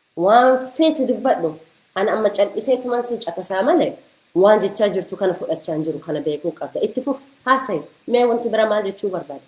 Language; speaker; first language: Oromo; early bilingual, heritage; Oromo